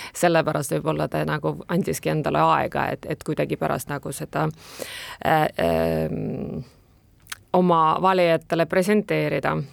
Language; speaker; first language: Estonian; non-native, local second language; Russian